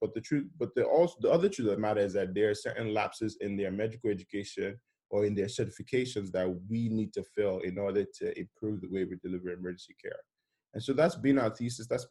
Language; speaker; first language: English; non-native, local second language; Yoruba